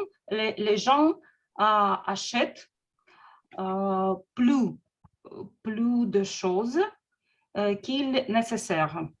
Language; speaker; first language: French; non-native, learner; Russian